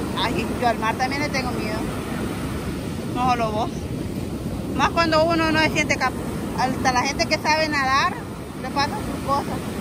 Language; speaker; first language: Spanish; native; Spanish